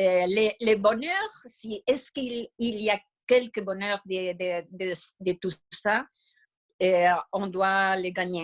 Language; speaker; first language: French; non-native, fluent; Spanish